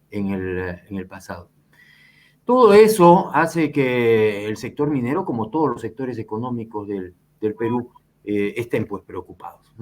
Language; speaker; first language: Spanish; native; Spanish